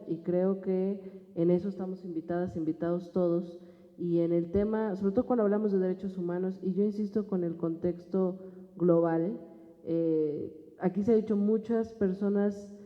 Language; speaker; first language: Spanish; native; Spanish